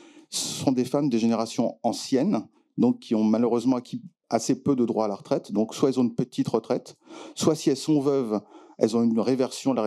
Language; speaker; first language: French; native; French